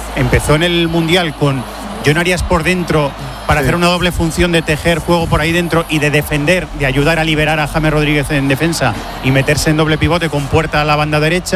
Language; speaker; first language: Spanish; native; Spanish